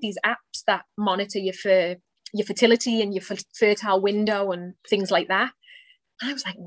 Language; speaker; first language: English; native; English